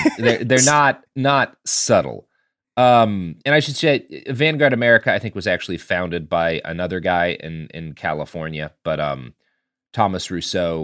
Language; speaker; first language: English; native; English